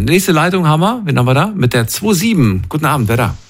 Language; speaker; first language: German; native; German